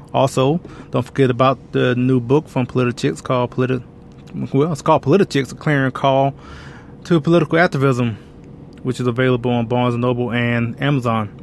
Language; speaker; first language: English; native; English